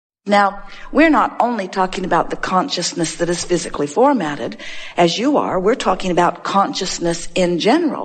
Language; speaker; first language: English; native; English